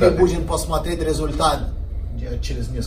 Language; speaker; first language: Russian; non-native, fluent; Portuguese